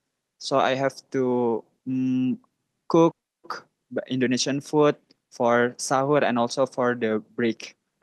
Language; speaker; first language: English; non-native, learner; Indonesian